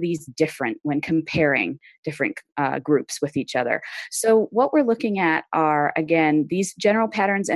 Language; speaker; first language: English; native; English